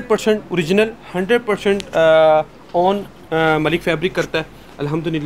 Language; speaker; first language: Urdu; native; Urdu